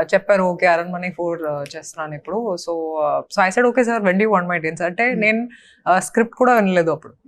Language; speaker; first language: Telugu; non-native, fluent; Hindi